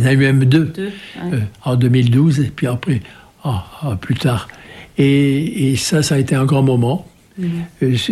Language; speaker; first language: French; native; French